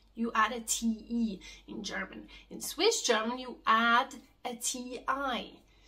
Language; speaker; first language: English; non-native, fluent; Swiss German